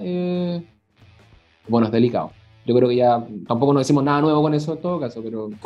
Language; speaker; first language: Spanish; native; Spanish